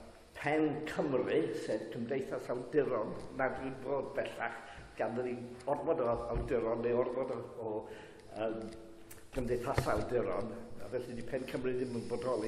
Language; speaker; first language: Welsh; native; Welsh